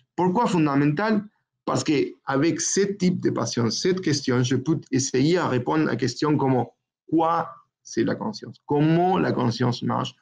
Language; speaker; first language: French; non-native, fluent; Spanish